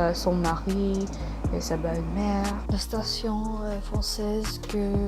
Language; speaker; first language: French; non-native, learner; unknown